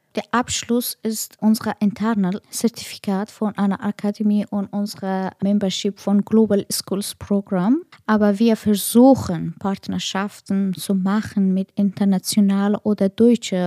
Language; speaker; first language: German; non-native, learner; Persian